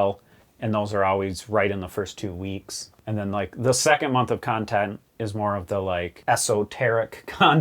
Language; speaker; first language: English; native; English